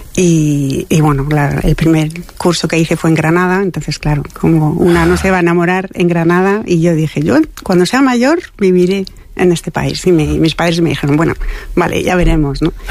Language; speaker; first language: Spanish; non-native, fluent; French